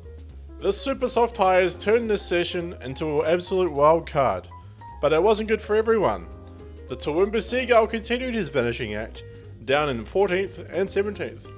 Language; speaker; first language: English; native; English